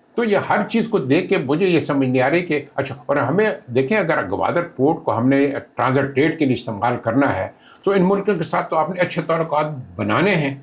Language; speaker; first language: Urdu; non-native, local second language; Pashto